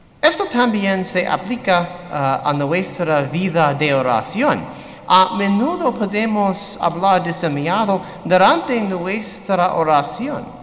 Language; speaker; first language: Spanish; non-native, learner; English